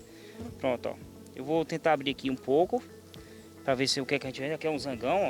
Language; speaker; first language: Portuguese; native; Portuguese